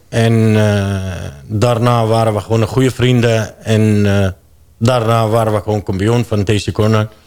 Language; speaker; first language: Dutch; non-native, fluent; Arabic